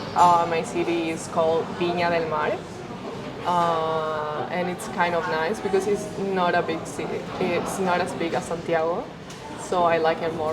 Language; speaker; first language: English; non-native, fluent; Spanish